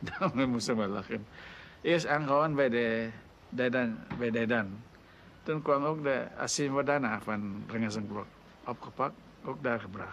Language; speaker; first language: Dutch; non-native, local second language; Indonesian